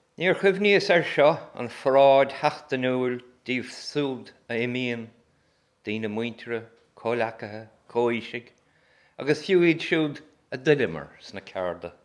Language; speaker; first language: Irish; native; Irish